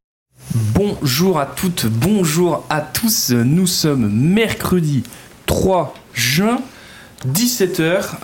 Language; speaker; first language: French; native; French